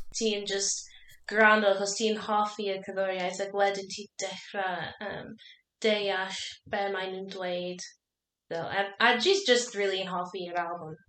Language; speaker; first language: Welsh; non-native, learner; English